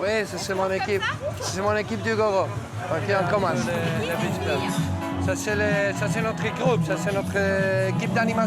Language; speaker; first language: French; non-native, learner; Spanish